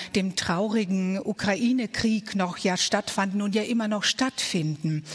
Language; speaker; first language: German; early bilingual, other home language; Croatian